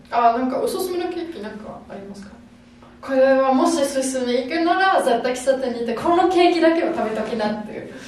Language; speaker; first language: Japanese; non-native, fluent; German